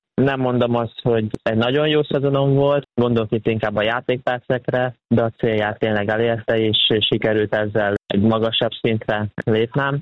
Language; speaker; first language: Hungarian; native; Hungarian